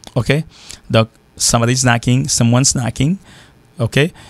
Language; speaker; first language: French; native; French